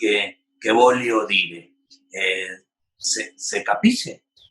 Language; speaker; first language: Italian; non-native, learner; Spanish